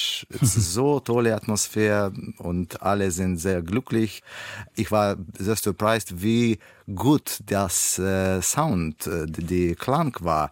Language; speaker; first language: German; non-native, learner; Russian